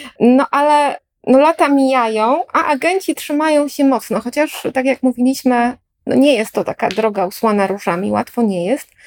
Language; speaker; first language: Polish; native; Polish